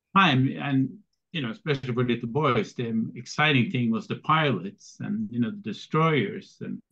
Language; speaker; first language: English; non-native, fluent; Norwegian